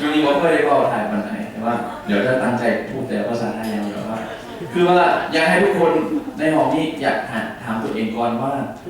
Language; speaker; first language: Thai; non-native, learner; English